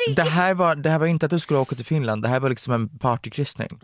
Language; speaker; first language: Swedish; early bilingual, other home language; Romanian